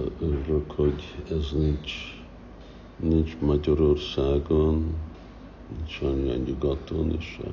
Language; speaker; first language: Hungarian; early bilingual, heritage; Hungarian